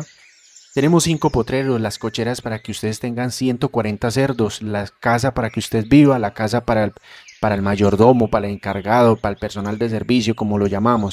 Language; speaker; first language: Spanish; native; Spanish